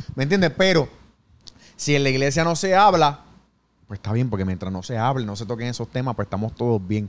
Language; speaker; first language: Spanish; native; Spanish